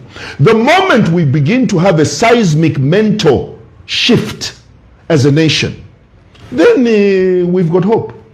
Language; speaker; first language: English; non-native, local second language; Bemba